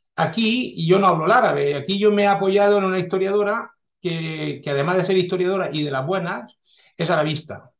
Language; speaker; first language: Spanish; early bilingual, heritage; French